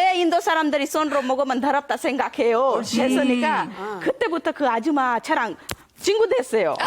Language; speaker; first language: Korean; non-native, learner; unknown